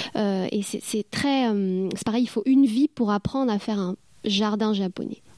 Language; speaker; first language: French; native; French